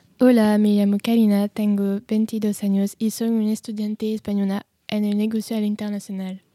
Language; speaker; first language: Spanish; non-native, learner; French